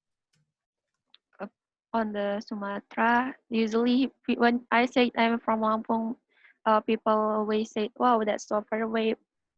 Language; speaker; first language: English; non-native, learner; Indonesian